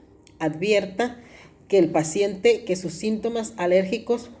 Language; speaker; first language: Spanish; native; Spanish